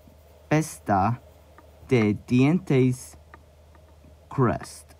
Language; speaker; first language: Spanish; non-native, learner; English